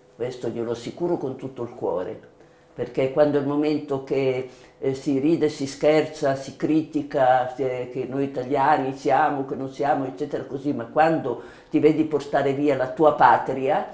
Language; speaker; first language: Italian; native; Italian